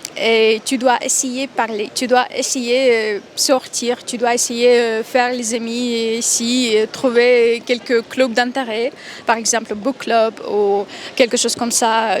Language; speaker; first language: French; non-native, fluent; Russian